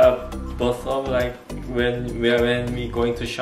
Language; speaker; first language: English; non-native, learner; Korean